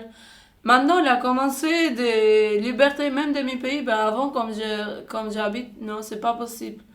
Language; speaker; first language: French; non-native, learner; Albanian